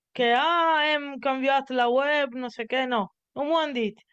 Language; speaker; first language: Catalan; non-native, learner; Italian